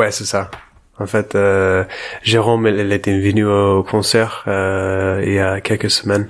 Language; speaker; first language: French; non-native, learner; English